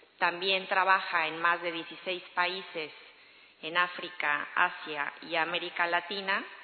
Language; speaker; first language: Spanish; native; Spanish